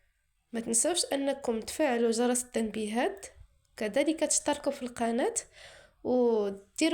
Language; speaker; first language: Arabic; native; Arabic